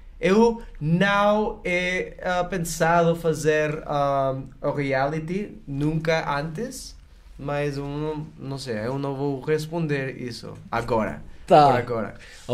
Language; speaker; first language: Portuguese; non-native, learner; Spanish